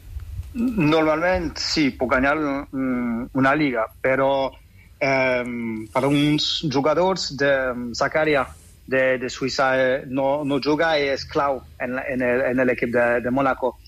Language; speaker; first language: Catalan; non-native, fluent; French